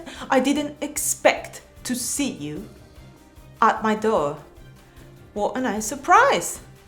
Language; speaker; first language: English; non-native, fluent; Spanish